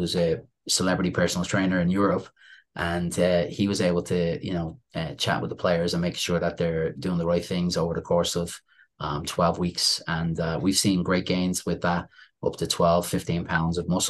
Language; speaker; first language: English; native; English